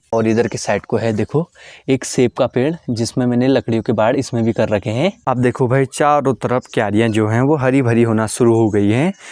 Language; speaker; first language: Hindi; non-native, local second language; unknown